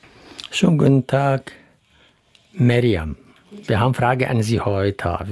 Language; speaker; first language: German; non-native, learner; Central Kurdish